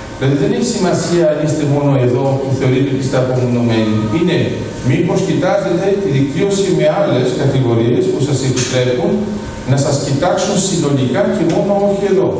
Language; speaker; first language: Greek; early bilingual, heritage; Greek